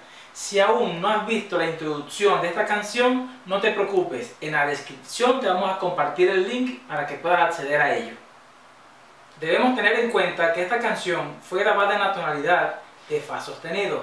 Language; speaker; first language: Spanish; native; Spanish